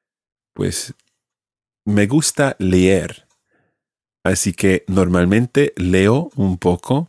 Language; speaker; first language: Spanish; non-native, fluent; English